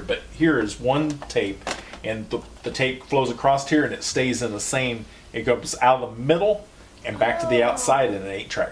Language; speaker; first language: English; native; English